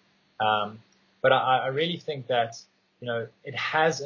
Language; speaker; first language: English; native; English